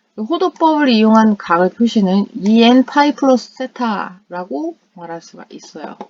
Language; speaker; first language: Korean; non-native, fluent; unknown